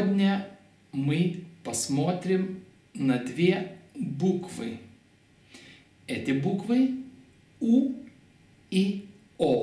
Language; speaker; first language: Russian; non-native, fluent; Lithuanian